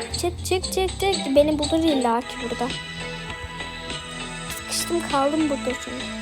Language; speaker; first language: Turkish; native; Turkish